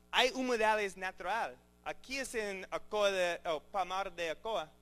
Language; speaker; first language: Spanish; non-native, learner; English